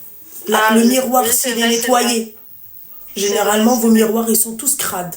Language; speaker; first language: French; native; French